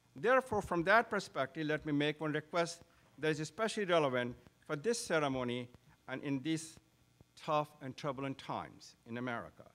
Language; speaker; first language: English; non-native, local second language; Urdu